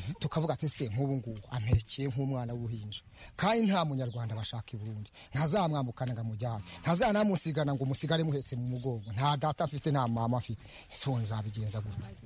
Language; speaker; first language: Kinyarwanda; native; Kinyarwanda